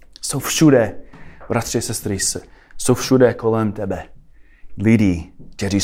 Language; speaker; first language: Czech; non-native, fluent; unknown